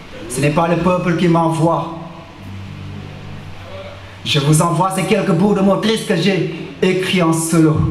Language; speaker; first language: French; non-native, local second language; Wolof